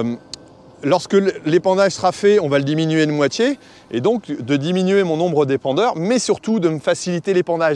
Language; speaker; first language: French; native; French